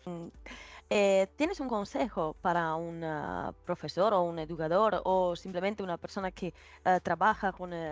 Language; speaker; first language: Spanish; non-native, fluent; Italian